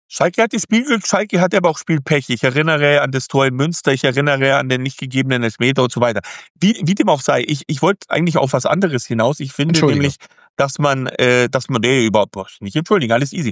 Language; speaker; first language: German; native; German